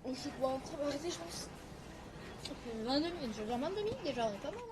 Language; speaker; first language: French; native; French